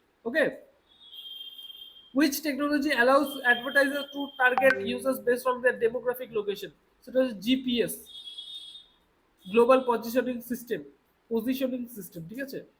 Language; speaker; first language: English; non-native, local second language; Bangla